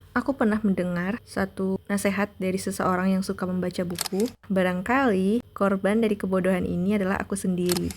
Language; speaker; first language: Indonesian; non-native, local second language; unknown